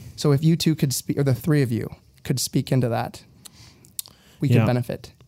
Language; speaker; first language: English; early bilingual, other home language; Spanish